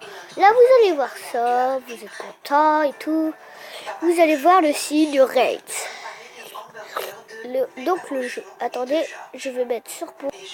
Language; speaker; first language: French; native; French